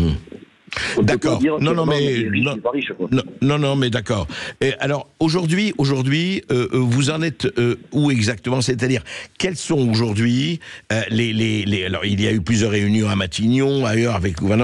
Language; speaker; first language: French; native; French